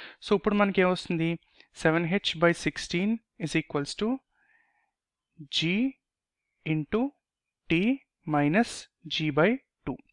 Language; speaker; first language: English; non-native, local second language; Telugu